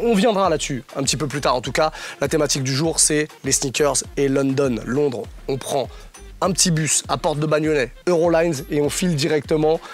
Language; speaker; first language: French; native; French